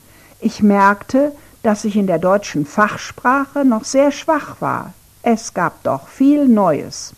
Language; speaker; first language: German; non-native, fluent; Ukrainian